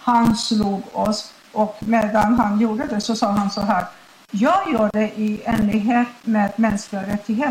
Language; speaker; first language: Swedish; non-native, fluent; Persian